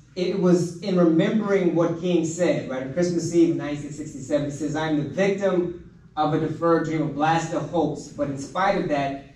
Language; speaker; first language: English; native; English